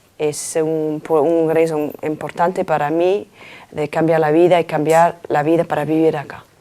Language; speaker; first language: Spanish; non-native, learner; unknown